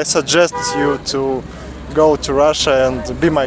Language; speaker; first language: English; non-native, learner; Russian